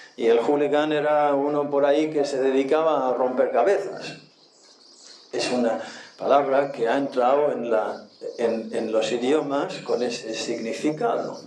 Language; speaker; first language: Spanish; non-native, fluent; English